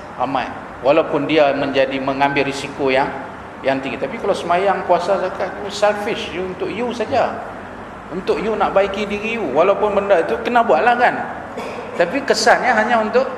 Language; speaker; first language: Malay; native; Malay